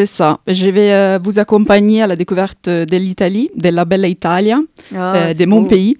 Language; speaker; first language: French; non-native, fluent; Italian